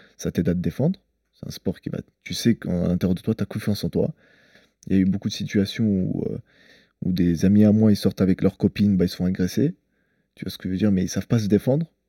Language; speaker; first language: French; early bilingual, other home language; Chechen